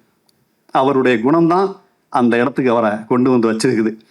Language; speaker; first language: Tamil; native; Tamil